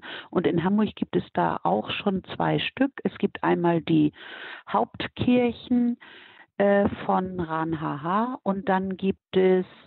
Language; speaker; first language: German; native; German